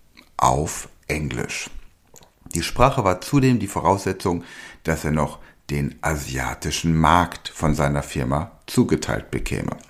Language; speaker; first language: German; native; German